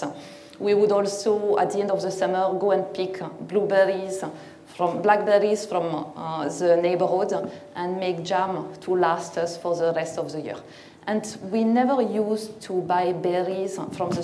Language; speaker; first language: English; non-native, fluent; French